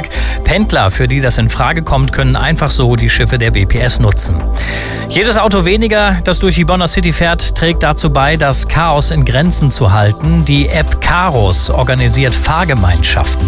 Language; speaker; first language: German; native; German